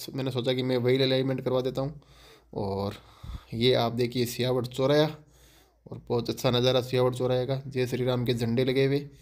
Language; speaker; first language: Hindi; native; Hindi